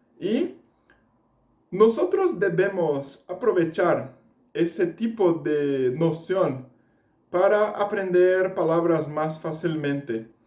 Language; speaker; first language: Spanish; non-native, fluent; Portuguese